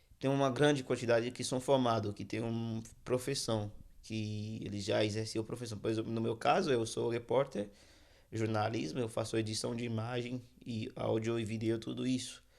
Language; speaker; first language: Portuguese; non-native, fluent; Haitian Creole